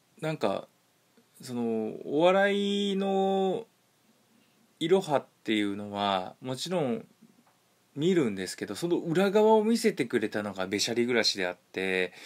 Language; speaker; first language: Japanese; native; Japanese